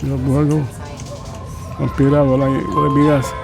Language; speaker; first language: Filipino; non-native, local second language; Cebuano